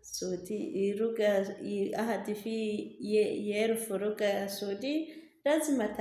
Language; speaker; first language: Arabic; non-native, learner; Rundi